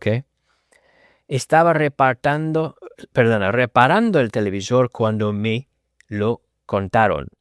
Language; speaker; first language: Spanish; non-native, fluent; English